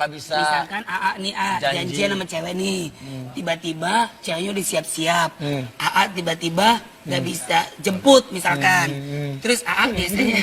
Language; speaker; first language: Indonesian; native; Indonesian